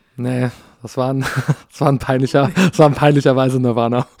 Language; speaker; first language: German; early bilingual, other home language; English